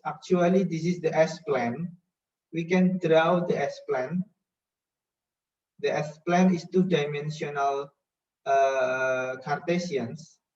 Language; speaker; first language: English; non-native, fluent; Indonesian